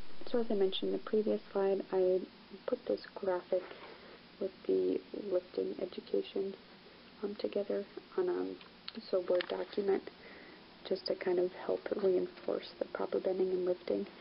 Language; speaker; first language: English; native; English